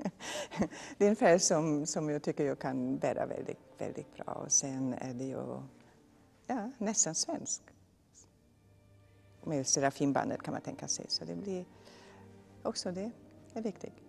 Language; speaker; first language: Swedish; non-native, fluent; German